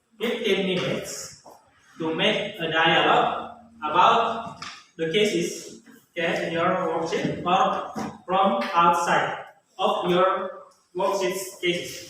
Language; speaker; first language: English; non-native, learner; Indonesian